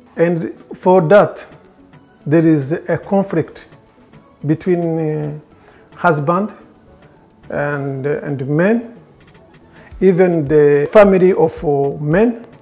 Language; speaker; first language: English; non-native, local second language; Kinyarwanda